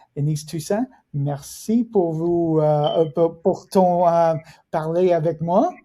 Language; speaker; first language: French; non-native, learner; English